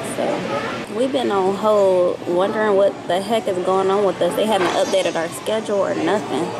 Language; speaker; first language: English; native; English